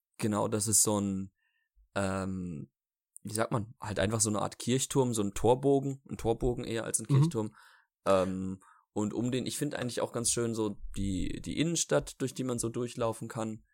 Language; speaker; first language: German; native; German